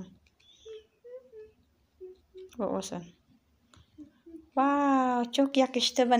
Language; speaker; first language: Turkish; non-native, learner; Filipino